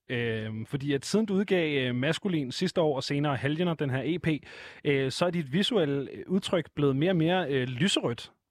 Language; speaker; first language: Danish; native; Danish